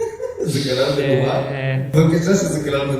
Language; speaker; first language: Hebrew; native; Hebrew